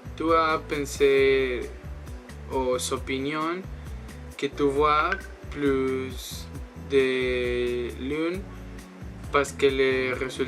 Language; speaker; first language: French; non-native, learner; Spanish